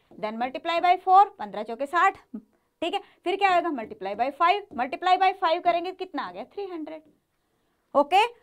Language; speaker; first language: Hindi; native; Hindi